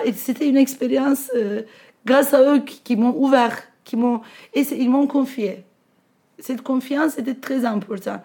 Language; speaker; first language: French; non-native, fluent; Turkish